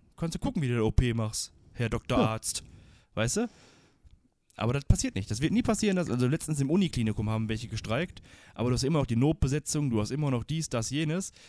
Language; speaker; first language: German; early bilingual, other home language; Turkish